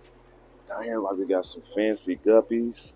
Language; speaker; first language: English; native; English